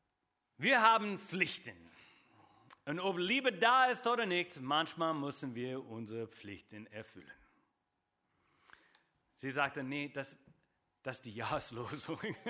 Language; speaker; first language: German; non-native, fluent; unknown